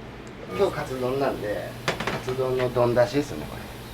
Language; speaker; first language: Japanese; native; Japanese